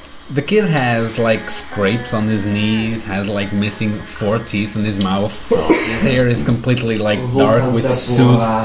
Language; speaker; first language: English; non-native, fluent; Portuguese